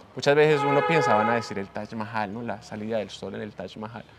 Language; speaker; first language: Spanish; native; Spanish